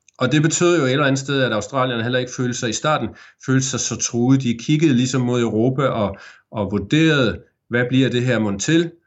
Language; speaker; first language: Danish; native; Danish